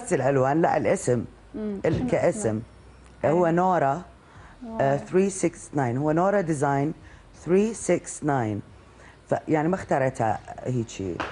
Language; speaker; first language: Arabic; native; Arabic